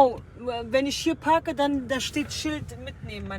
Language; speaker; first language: German; non-native, learner; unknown